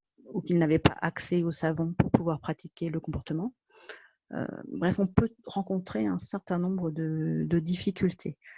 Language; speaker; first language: French; native; French